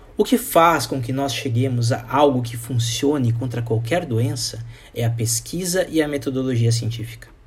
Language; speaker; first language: Portuguese; native; Portuguese